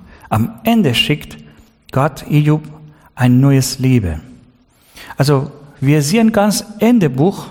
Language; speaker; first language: German; non-native, learner; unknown